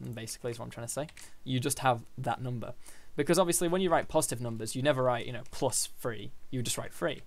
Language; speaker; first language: English; native; English